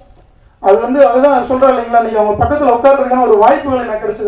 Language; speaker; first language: Tamil; native; Tamil